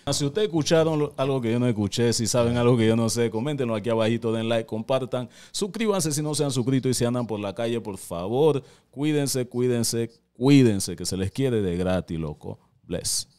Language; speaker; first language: Spanish; native; Spanish